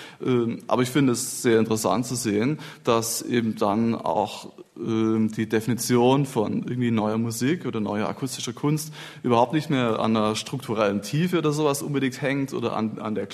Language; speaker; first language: German; native; German